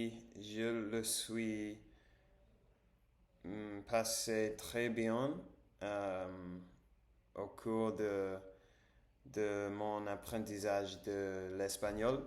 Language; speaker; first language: French; non-native, learner; English